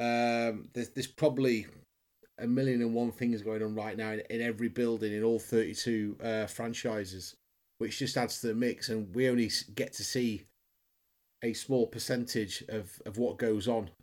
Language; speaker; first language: English; native; English